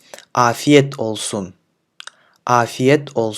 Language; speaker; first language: Turkish; non-native, fluent; Kyrgyz